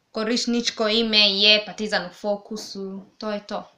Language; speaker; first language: Serbian; native; Serbian